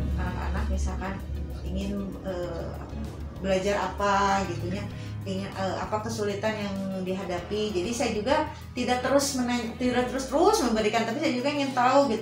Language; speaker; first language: Indonesian; non-native, local second language; Sundanese